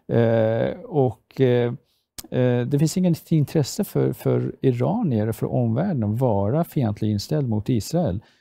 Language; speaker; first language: Swedish; non-native, fluent; Persian